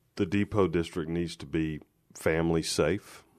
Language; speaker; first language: English; native; English